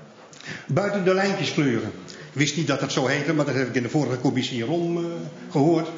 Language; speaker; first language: Dutch; native; Dutch